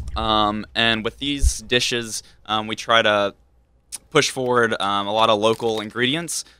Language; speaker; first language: English; native; English